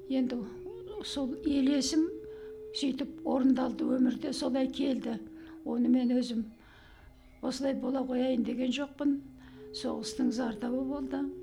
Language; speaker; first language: Kazakh; native; Kazakh